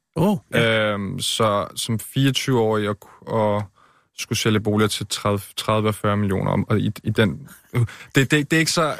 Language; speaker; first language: Danish; native; Danish